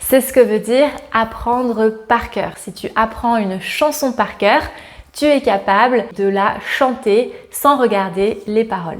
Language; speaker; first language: French; native; French